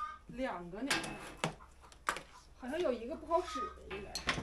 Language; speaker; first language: Chinese; native; Chinese